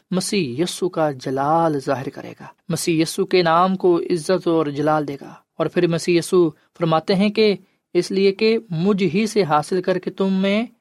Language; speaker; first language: Urdu; non-native, local second language; Punjabi